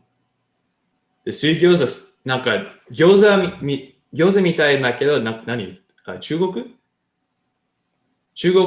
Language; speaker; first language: Japanese; non-native, learner; English